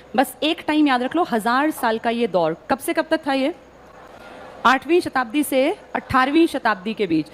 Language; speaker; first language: Hindi; native; Hindi